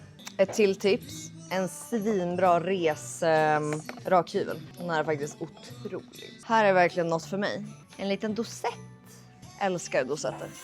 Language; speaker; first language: Swedish; native; Swedish